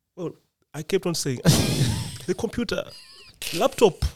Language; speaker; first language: English; non-native, local second language; Nyanja